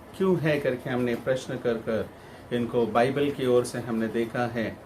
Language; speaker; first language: Hindi; non-native, local second language; Kannada